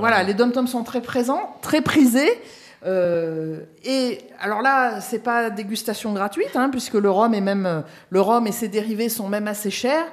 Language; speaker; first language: French; native; French